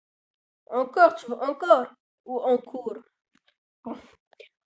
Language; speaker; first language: French; native; French